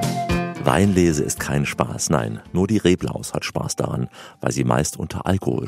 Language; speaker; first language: German; native; German